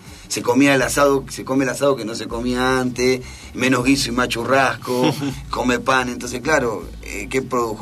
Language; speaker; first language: Spanish; native; Spanish